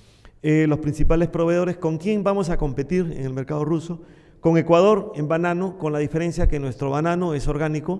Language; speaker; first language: Spanish; native; Spanish